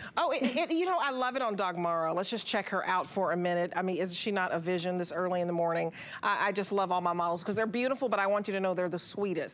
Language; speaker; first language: English; native; English